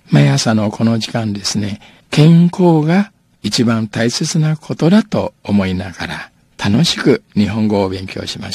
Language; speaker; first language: Japanese; non-native, fluent; Min Nan Chinese